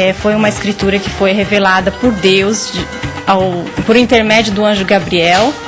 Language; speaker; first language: Portuguese; native; Portuguese